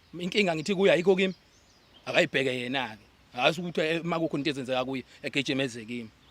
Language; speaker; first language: Zulu; native; Zulu